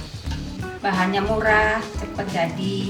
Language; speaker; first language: Indonesian; native; Indonesian